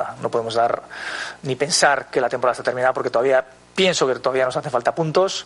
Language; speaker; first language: Spanish; native; Spanish